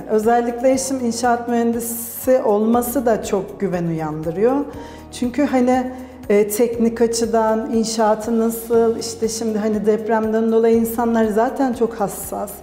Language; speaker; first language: Turkish; native; Turkish